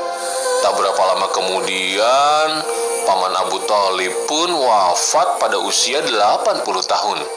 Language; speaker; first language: Indonesian; native; Indonesian